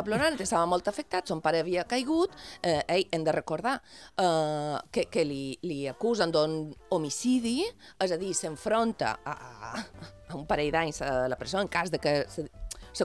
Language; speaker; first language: Catalan; native; Catalan